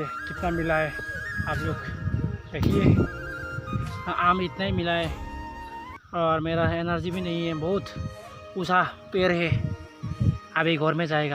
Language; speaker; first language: Hindi; non-native, local second language; Assamese